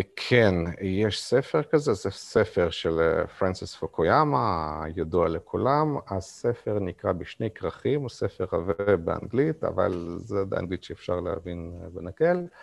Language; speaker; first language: Hebrew; non-native, fluent; Russian